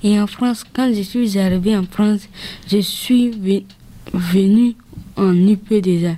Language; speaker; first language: French; non-native, learner; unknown